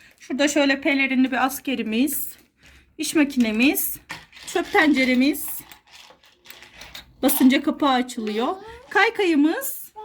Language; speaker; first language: Turkish; native; Turkish